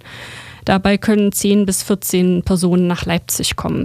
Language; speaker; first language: German; native; German